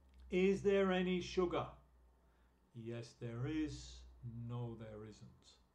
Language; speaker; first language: English; native; English